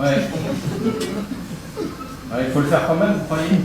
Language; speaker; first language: French; native; French